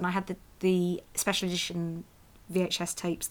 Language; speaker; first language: English; native; English